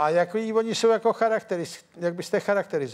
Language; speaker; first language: Czech; native; Czech